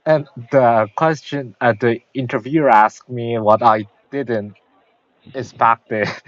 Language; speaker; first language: English; non-native, learner; Korean